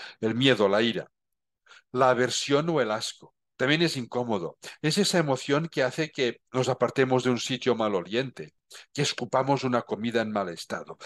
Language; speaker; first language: Spanish; non-native, local second language; Catalan